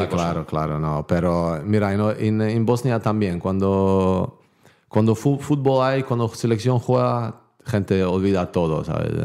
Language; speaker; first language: Spanish; non-native, learner; Bosnian